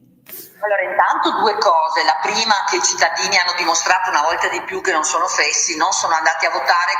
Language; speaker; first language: Italian; native; Italian